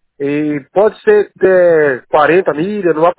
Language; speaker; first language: Spanish; non-native, learner; Portuguese